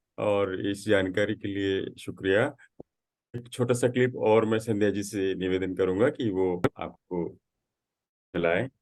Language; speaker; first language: Hindi; native; Hindi